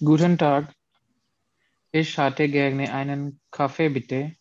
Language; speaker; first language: German; non-native, learner; Urdu